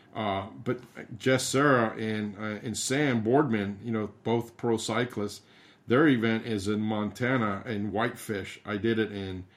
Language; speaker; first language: English; early bilingual, other home language; Spanish